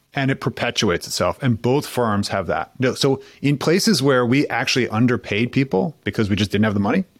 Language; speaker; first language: English; native; English